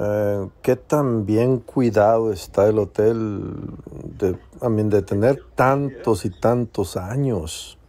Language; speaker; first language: Spanish; early bilingual, heritage; Spanish